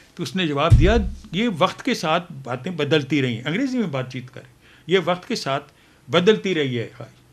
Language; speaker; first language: Urdu; non-native, local second language; Punjabi